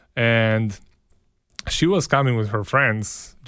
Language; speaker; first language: English; early bilingual, other home language; Hebrew